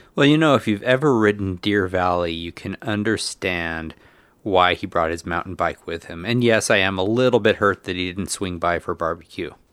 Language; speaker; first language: English; native; English